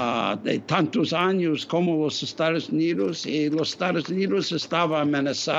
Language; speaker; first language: Spanish; non-native, fluent; English